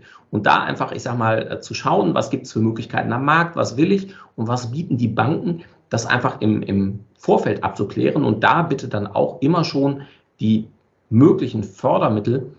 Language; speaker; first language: German; native; German